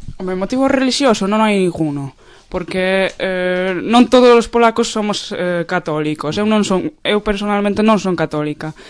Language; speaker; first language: Galician; non-native, fluent; Polish